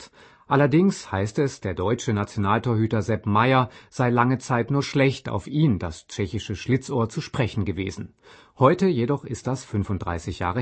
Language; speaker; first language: German; native; German